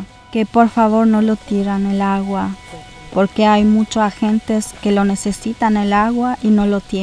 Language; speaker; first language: Spanish; non-native, learner; Albanian